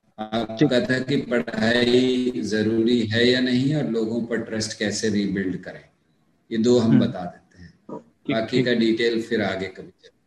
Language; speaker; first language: Hindi; native; Hindi